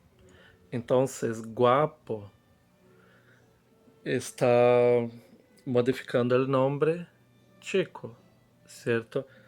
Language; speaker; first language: Spanish; non-native, fluent; Portuguese